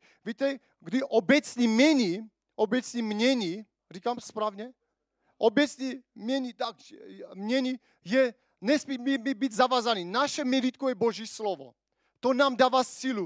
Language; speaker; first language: Czech; non-native, fluent; Armenian